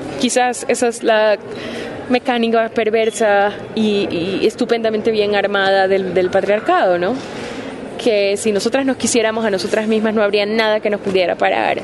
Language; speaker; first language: Spanish; native; Spanish